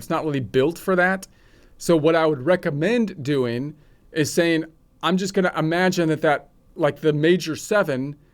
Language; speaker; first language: English; native; English